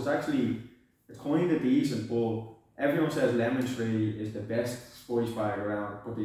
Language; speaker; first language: English; native; English